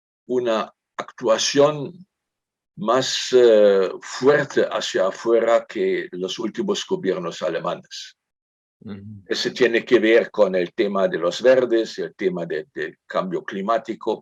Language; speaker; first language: Spanish; non-native, fluent; German